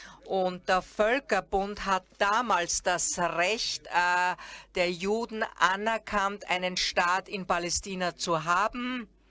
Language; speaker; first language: German; non-native, fluent; Hebrew